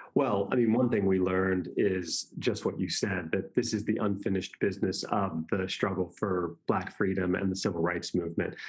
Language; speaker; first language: English; native; English